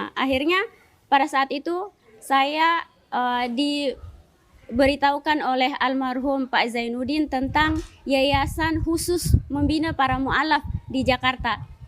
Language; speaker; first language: Indonesian; non-native, local second language; Tetum